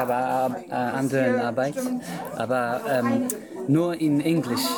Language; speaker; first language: German; non-native, learner; English